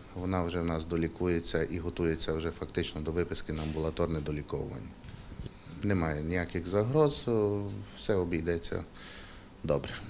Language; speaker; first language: Ukrainian; native; Ukrainian